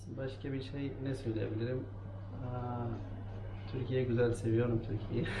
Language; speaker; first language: Turkish; non-native, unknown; Arabic